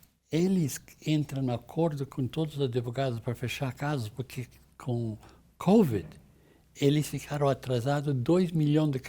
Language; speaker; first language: Portuguese; non-native, fluent; English